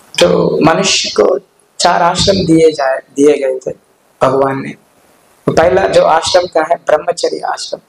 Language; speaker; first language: Hindi; non-native, local second language; Telugu